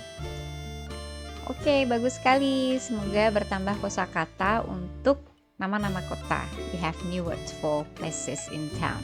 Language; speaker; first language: Indonesian; native; Indonesian